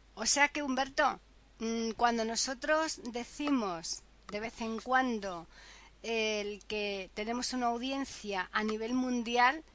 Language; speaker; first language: Spanish; native; Spanish